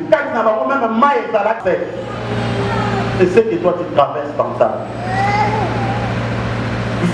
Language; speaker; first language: French; non-native, local second language; Lingala